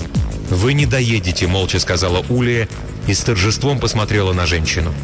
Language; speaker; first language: Russian; native; Russian